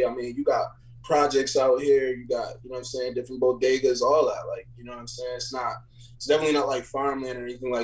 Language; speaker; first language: English; native; English